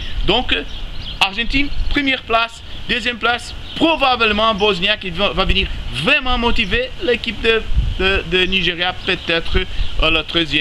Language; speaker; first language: French; non-native, learner; Spanish